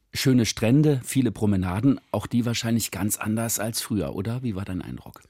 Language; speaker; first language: German; native; German